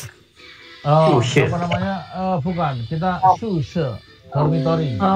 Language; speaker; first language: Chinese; non-native, learner; Indonesian